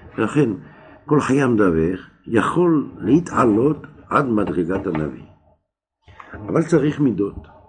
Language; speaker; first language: Hebrew; non-native, fluent; French